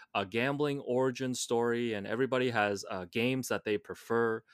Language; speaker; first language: English; non-native, local second language; Cantonese